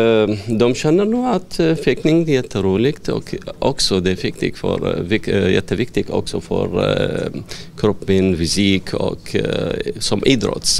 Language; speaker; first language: Swedish; non-native, learner; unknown